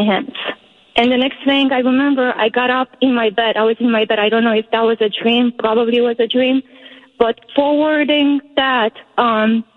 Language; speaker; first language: English; non-native, fluent; Romanian